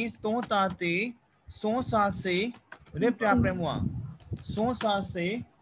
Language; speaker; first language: French; non-native, fluent; Hindi